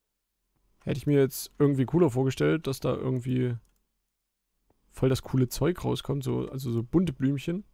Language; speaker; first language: German; native; German